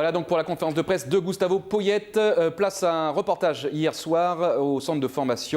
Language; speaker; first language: French; native; French